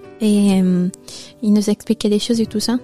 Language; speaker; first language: French; non-native, learner; Italian